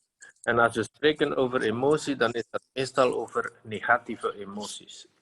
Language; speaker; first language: Dutch; non-native, fluent; Indonesian